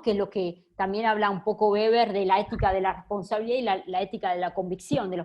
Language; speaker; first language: Spanish; native; Spanish